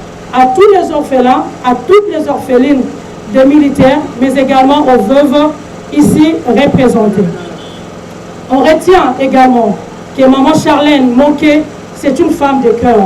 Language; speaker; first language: French; non-native, local second language; Lingala